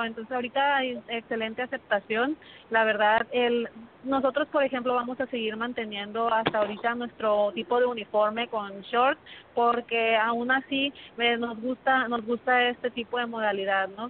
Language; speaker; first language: Spanish; native; Spanish